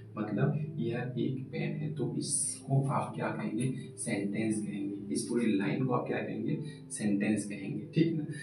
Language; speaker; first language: Hindi; native; Hindi